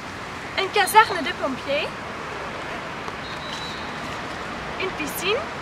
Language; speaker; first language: French; non-native, learner; Dutch